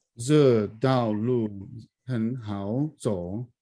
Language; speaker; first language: Chinese; non-native, learner; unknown